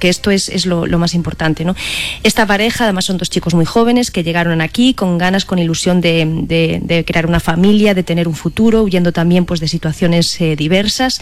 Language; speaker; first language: Spanish; native; Spanish